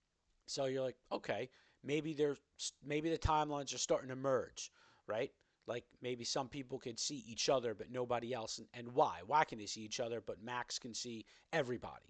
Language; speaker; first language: English; native; English